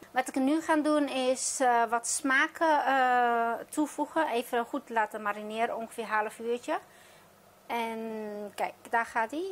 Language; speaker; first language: Dutch; non-native, fluent; Chinese